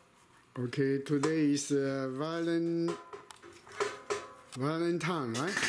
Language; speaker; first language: English; non-native, learner; Chinese